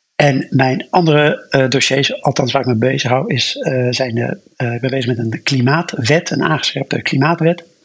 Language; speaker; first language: Dutch; native; Dutch